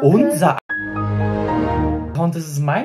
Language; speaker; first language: German; native; German